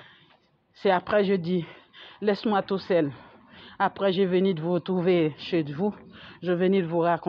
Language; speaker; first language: French; non-native, fluent; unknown